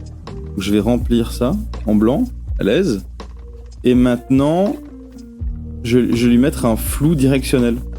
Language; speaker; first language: French; native; French